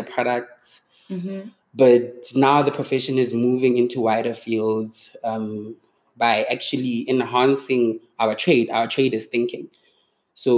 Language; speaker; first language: English; non-native, local second language; Tswana